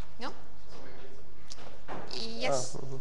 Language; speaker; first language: English; non-native, fluent; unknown